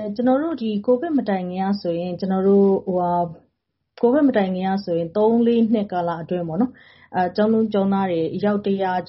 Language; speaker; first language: Burmese; native; Burmese